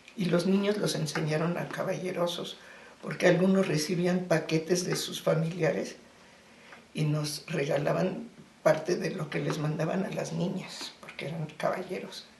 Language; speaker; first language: Spanish; early bilingual, other home language; German